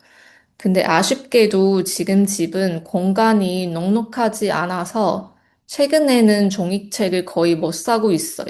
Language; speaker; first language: Korean; non-native, fluent; Chinese